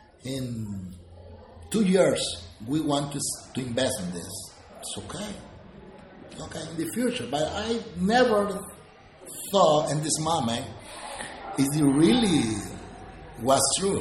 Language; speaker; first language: English; non-native, learner; Spanish